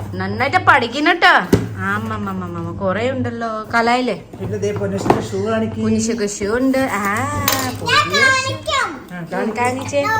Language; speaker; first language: Malayalam; non-native, learner; Nepali